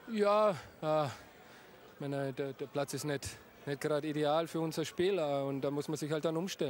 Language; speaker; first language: German; native; German